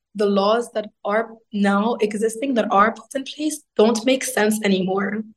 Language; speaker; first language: English; non-native, fluent; Arabic